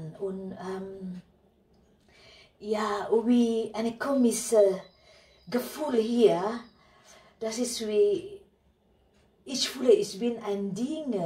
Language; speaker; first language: German; non-native, learner; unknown